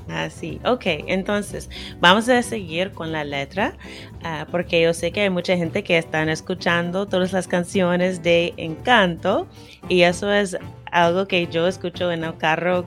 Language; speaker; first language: Spanish; non-native, fluent; English